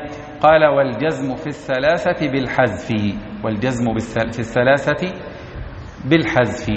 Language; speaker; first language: Arabic; native; Arabic